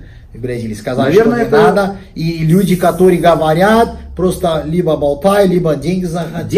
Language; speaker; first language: Russian; non-native, learner; Portuguese